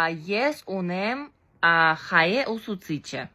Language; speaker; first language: Armenian; non-native, learner; Russian